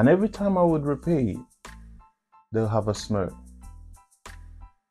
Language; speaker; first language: English; non-native, local second language; Jamaican Creole English